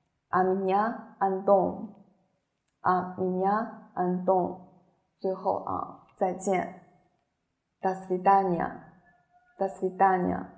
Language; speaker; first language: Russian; non-native, fluent; Chinese